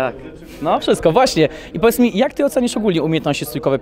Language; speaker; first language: Polish; native; Polish